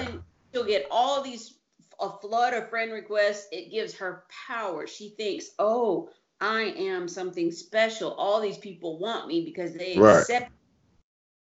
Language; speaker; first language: English; native; English